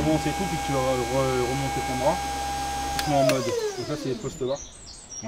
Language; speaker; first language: French; native; French